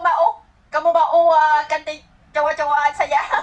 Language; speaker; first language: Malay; non-native, learner; Vietnamese